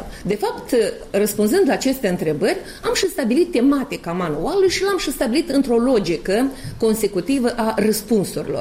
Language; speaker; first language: Romanian; native; Romanian